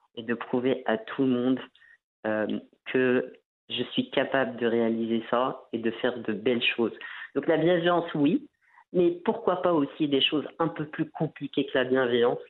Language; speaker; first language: French; non-native, local second language; Arabic